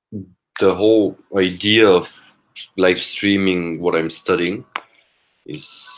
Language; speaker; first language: English; non-native, fluent; Korean